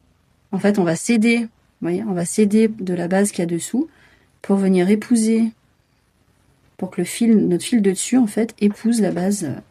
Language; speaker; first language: French; native; French